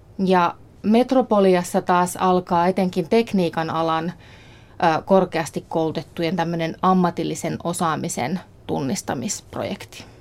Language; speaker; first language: Finnish; native; Finnish